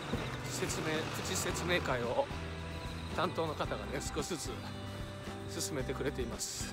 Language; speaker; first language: Japanese; native; Japanese